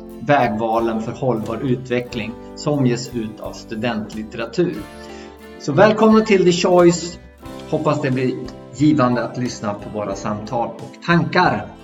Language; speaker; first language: Swedish; native; Swedish